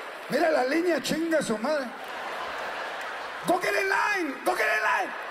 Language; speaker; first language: English; early bilingual, other home language; Spanish